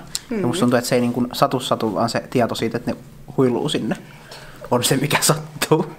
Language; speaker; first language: Finnish; native; Finnish